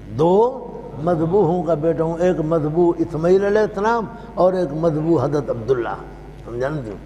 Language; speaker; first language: Urdu; non-native, local second language; Saraiki